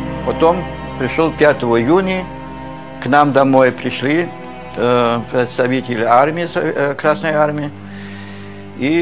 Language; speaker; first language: Russian; non-native, learner; German